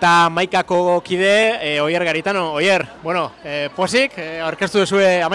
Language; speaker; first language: Basque; native; Basque